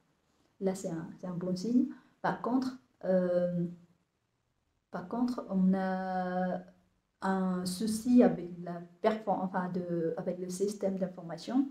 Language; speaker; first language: French; non-native, fluent; Vietnamese